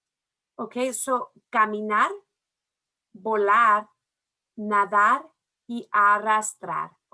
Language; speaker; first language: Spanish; early bilingual, heritage; Spanish